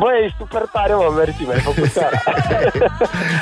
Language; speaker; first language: Romanian; native; Romanian